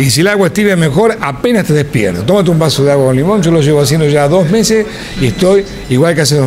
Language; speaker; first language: Spanish; native; Spanish